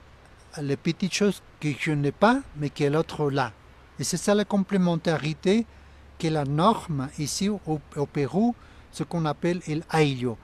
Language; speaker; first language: French; non-native, fluent; Spanish